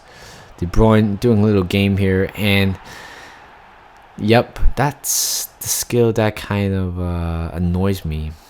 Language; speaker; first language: English; non-native, fluent; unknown